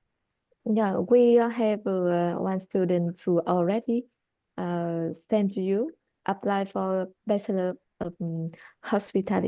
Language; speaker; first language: English; non-native, learner; Vietnamese